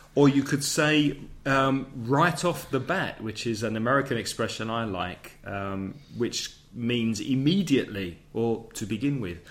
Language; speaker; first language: English; native; English